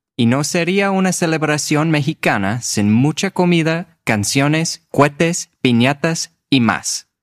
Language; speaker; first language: Spanish; non-native, fluent; English